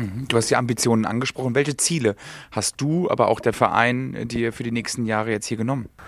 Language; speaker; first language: German; native; German